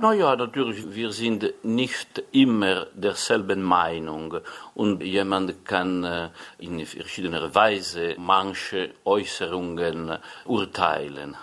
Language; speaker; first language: German; non-native, fluent; Italian